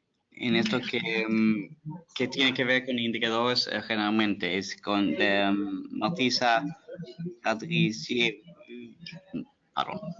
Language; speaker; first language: Spanish; non-native, fluent; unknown